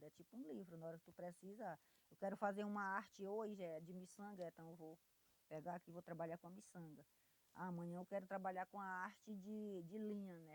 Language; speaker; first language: Portuguese; non-native, local second language; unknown